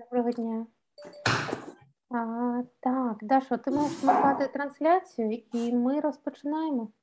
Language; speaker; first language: Ukrainian; native; Ukrainian